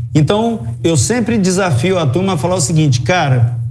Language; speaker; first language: Portuguese; native; Portuguese